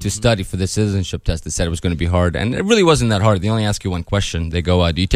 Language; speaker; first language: English; non-native, fluent; Russian